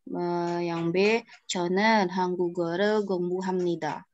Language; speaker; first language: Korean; non-native, learner; Indonesian